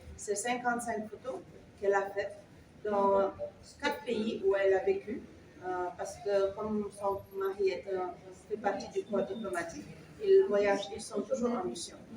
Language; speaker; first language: French; non-native, local second language; Wolof